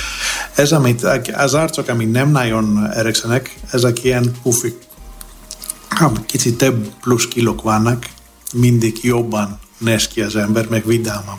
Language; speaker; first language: Hungarian; non-native, learner; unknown